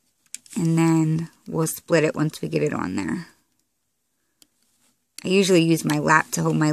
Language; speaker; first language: English; native; English